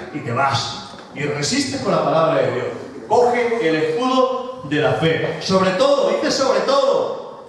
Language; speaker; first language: Spanish; native; Spanish